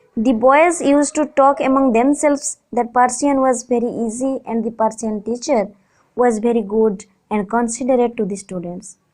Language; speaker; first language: English; non-native, local second language; Odia